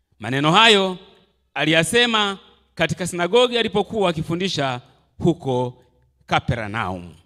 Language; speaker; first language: Swahili; native; Swahili